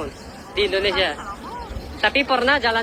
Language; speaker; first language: Indonesian; non-native, learner; Korean